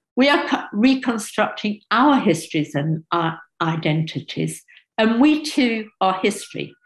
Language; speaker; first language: English; native; English